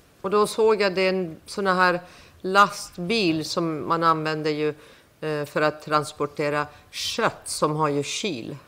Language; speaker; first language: Swedish; non-native, fluent; Persian